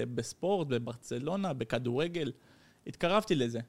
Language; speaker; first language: Hebrew; early bilingual, heritage; Dutch